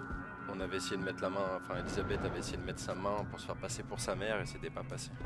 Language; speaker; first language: French; native; French